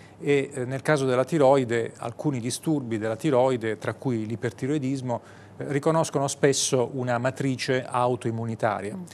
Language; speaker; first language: Italian; native; Italian